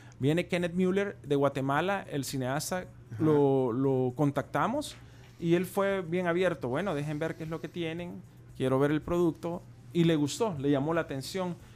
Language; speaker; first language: Spanish; native; Spanish